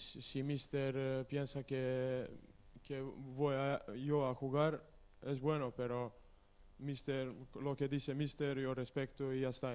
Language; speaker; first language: Spanish; non-native, learner; Serbian